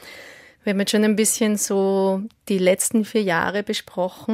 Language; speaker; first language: German; native; German